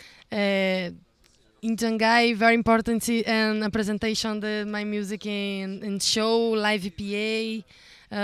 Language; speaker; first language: English; non-native, learner; Portuguese